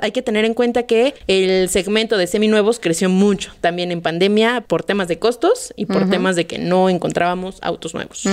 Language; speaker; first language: Spanish; native; Spanish